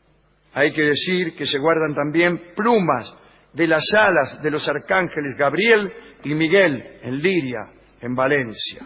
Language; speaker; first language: Spanish; native; Spanish